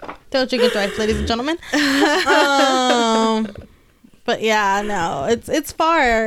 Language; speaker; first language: English; early bilingual, other home language; Spanish